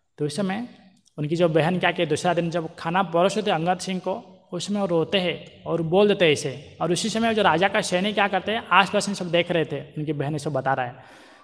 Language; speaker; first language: Hindi; non-native, local second language; Marathi